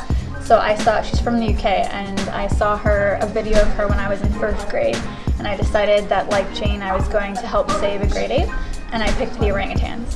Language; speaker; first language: English; native; English